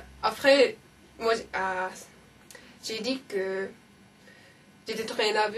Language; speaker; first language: French; non-native, learner; Japanese